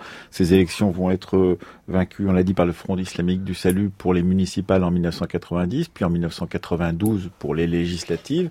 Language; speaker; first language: French; native; French